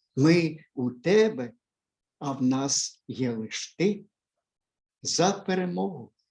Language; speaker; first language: Ukrainian; native; Ukrainian